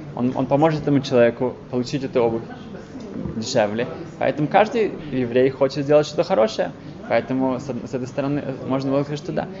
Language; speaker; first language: Russian; early bilingual, heritage; Russian